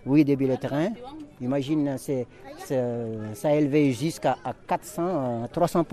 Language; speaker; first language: French; non-native, local second language; Malagasy